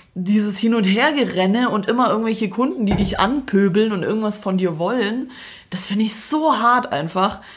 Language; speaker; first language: German; non-native, fluent; Croatian